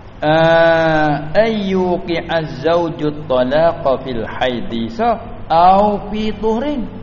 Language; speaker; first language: Malay; native; Malay